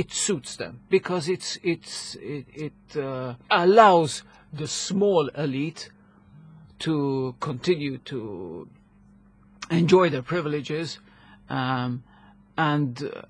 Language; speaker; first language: English; non-native, local second language; Maltese